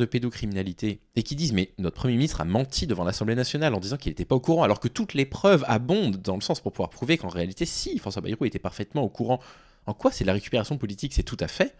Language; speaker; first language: French; native; French